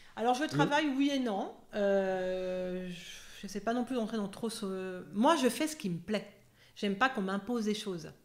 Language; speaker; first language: French; native; French